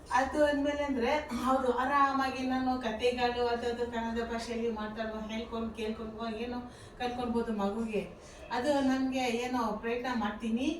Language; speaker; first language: Kannada; non-native, learner; Manipuri